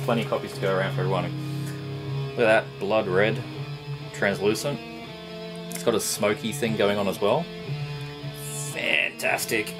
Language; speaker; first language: English; native; English